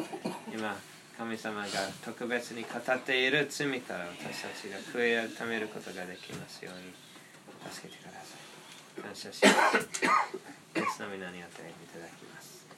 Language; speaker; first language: Japanese; non-native, fluent; English